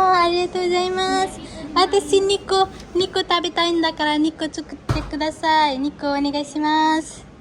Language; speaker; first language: Japanese; non-native, learner; Nepali